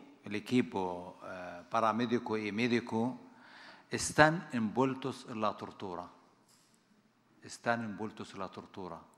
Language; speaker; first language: Spanish; non-native, fluent; Arabic